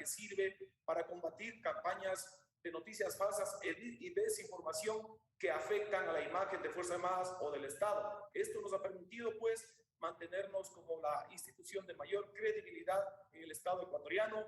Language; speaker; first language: Spanish; native; Spanish